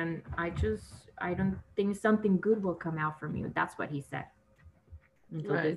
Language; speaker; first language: English; non-native, fluent; Spanish